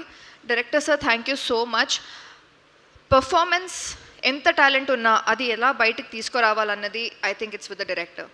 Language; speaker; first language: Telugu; non-native, local second language; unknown